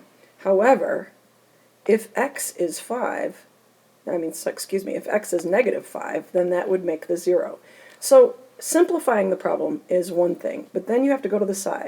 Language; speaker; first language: English; native; English